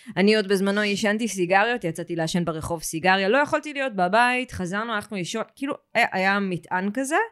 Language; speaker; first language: Hebrew; native; Hebrew